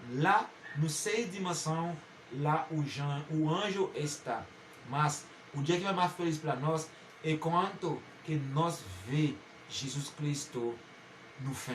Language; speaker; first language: Portuguese; non-native, learner; Haitian Creole